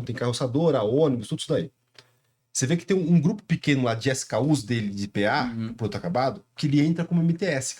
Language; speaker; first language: Portuguese; native; Portuguese